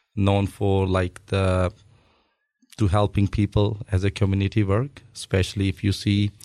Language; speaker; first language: English; non-native, local second language; Punjabi